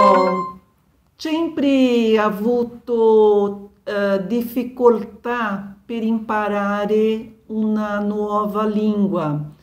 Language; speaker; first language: Italian; non-native, learner; Portuguese